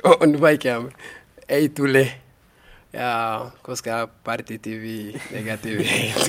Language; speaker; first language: Finnish; non-native, learner; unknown